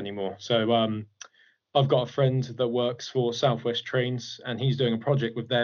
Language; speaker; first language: English; native; English